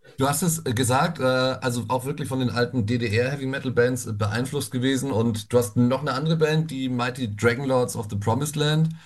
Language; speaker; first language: German; native; German